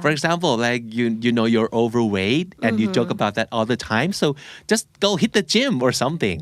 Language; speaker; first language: English; non-native, fluent; Thai